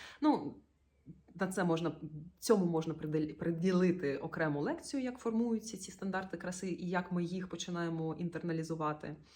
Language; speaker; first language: Ukrainian; native; Ukrainian